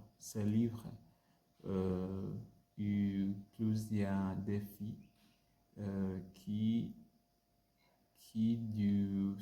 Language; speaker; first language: French; non-native, learner; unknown